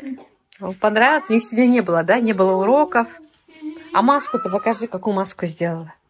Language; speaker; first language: Russian; native; Russian